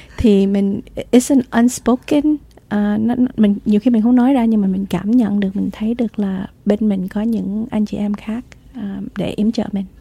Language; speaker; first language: Vietnamese; early bilingual, heritage; Vietnamese